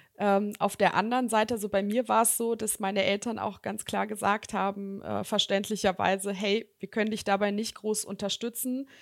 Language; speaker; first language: German; early bilingual, other home language; Serbian